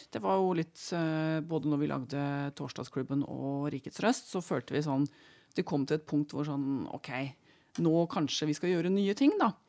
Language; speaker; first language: Norwegian; native; Norwegian